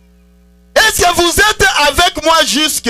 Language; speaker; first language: French; non-native, local second language; Lingala